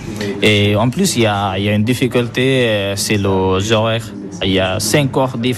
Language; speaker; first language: French; non-native, learner; Bangla